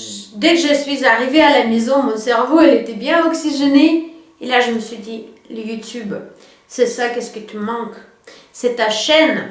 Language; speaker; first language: French; non-native, fluent; Russian